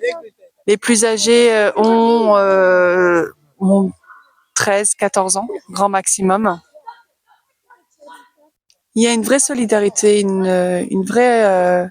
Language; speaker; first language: French; native; French